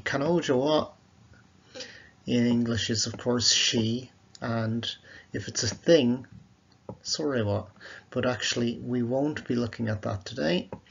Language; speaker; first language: English; native; English